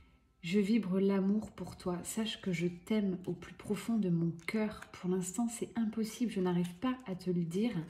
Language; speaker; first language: French; native; French